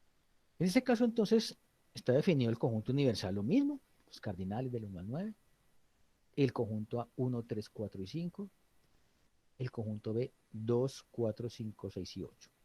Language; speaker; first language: Spanish; native; Spanish